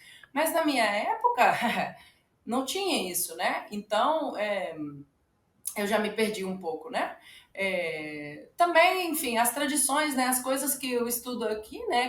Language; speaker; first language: Portuguese; non-native, fluent; Ukrainian